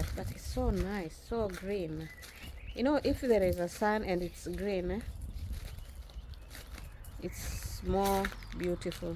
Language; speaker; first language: English; non-native, learner; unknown